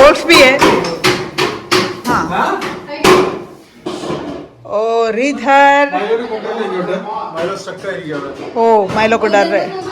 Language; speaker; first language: Hindi; non-native, local second language; Malayalam